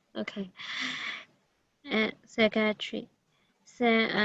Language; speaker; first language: French; non-native, learner; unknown